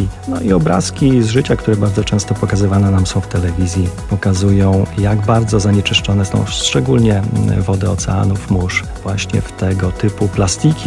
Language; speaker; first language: Polish; native; Polish